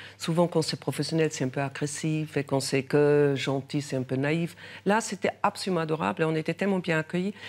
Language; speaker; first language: French; non-native, local second language; German